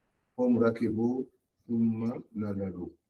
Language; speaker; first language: Arabic; non-native, learner; English